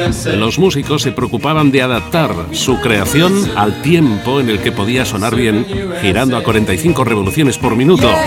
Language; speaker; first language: Spanish; native; Spanish